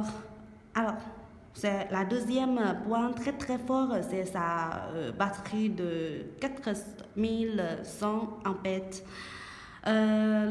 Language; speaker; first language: French; non-native, learner; Chinese